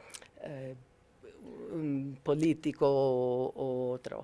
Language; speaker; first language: Spanish; non-native, learner; English